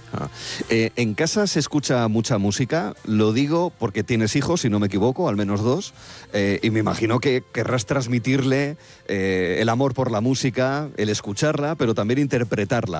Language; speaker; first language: Spanish; native; Spanish